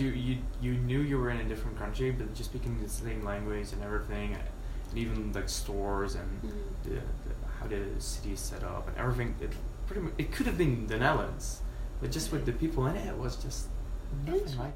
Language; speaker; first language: English; non-native, fluent; Dutch